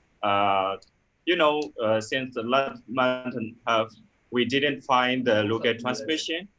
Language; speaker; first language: English; non-native, learner; Burmese